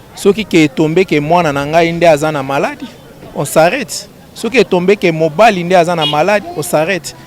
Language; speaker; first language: Lingala; native; Lingala